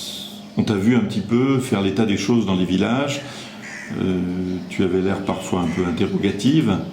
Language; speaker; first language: French; native; French